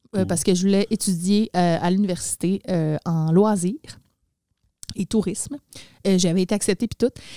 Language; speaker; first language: French; native; French